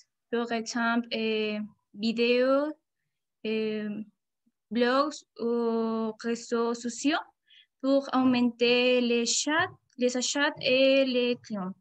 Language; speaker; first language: French; non-native, learner; Spanish